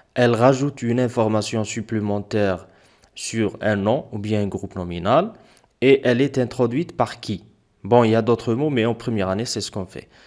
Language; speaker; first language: French; non-native, local second language; Arabic